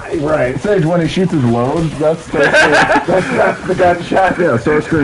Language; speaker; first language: English; native; English